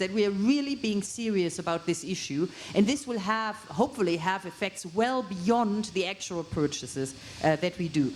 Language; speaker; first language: English; non-native, fluent; German